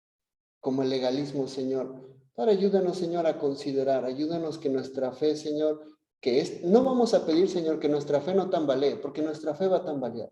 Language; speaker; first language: Spanish; native; Spanish